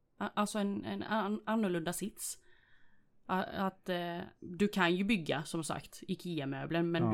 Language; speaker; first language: Swedish; early bilingual, other home language; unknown